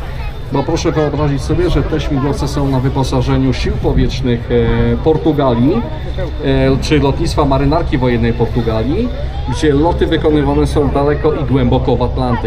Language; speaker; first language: Polish; native; Polish